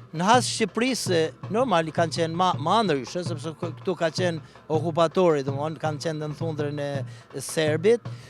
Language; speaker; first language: Albanian; native; Albanian